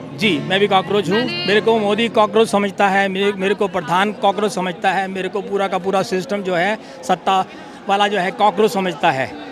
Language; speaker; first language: Hindi; native; Hindi